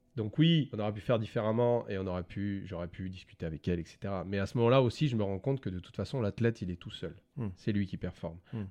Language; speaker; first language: French; native; French